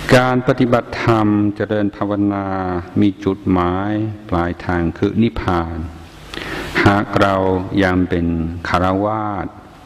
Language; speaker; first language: Thai; non-native, fluent; English